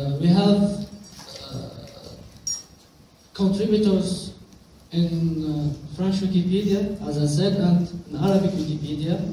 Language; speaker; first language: English; non-native, local second language; Arabic